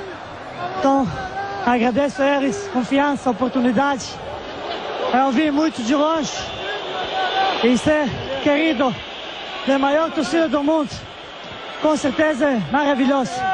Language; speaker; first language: Portuguese; non-native, fluent; Serbian